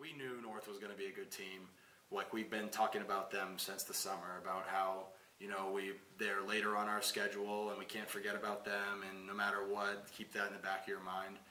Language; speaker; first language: English; native; English